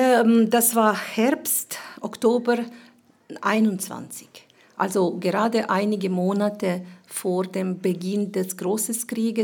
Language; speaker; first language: German; non-native, fluent; Ukrainian